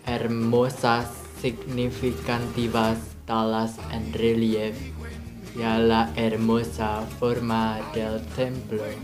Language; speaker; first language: Spanish; non-native, learner; Indonesian